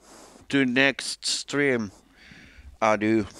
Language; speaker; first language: English; non-native, fluent; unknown